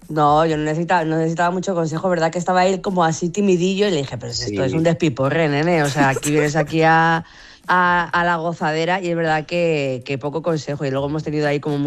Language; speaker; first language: Spanish; native; Spanish